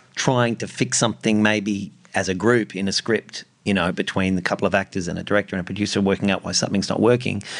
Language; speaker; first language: English; native; English